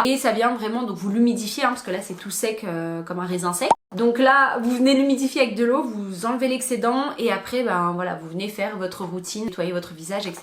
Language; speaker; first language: French; native; French